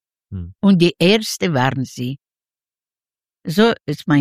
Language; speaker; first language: German; non-native, learner; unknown